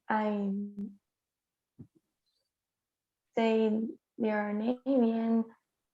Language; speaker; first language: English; non-native, learner; Portuguese